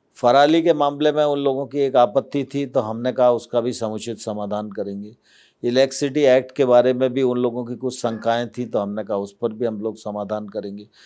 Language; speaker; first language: Hindi; native; Hindi